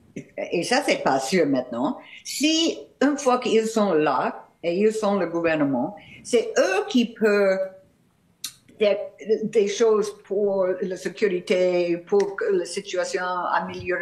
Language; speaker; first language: French; non-native, fluent; English